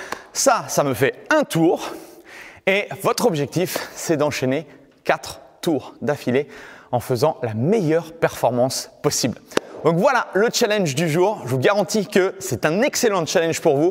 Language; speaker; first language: French; native; French